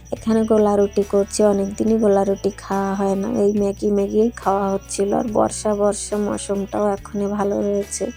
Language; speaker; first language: Bangla; non-native, local second language; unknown